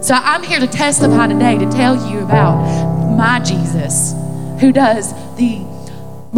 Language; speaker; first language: English; native; English